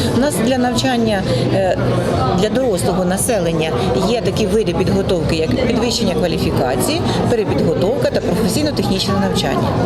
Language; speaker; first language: Ukrainian; native; Ukrainian